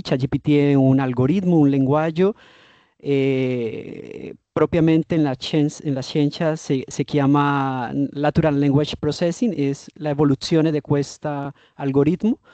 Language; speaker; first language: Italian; non-native, learner; Spanish